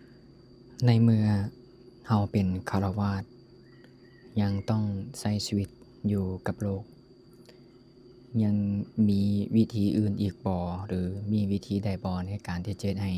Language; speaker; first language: Thai; non-native, local second language; Northeastern Thai